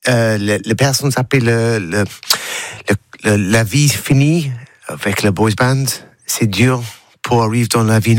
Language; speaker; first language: French; non-native, learner; English